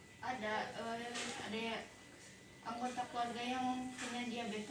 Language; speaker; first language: Indonesian; non-native, local second language; Sundanese